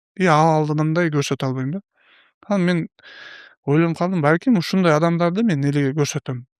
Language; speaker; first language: Kyrgyz; non-native, local second language; Uzbek